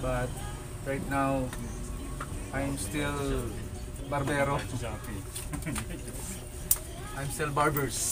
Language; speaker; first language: English; non-native, learner; Filipino